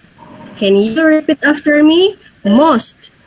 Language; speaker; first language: English; non-native, fluent; Indonesian